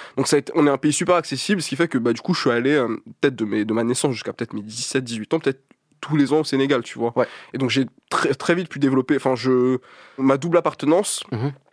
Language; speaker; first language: French; native; French